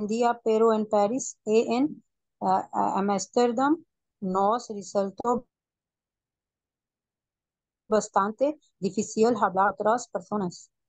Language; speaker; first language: Spanish; non-native, learner; Urdu